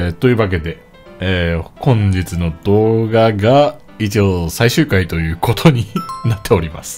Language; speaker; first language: Japanese; native; Japanese